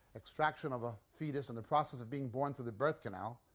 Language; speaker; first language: English; native; English